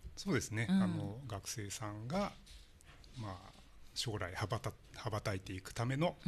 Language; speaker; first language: Japanese; native; Japanese